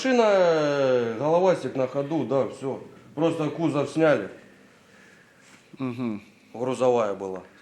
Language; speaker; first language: Russian; native; Russian